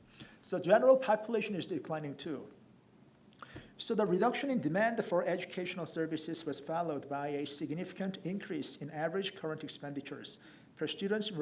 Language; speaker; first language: English; non-native, fluent; Korean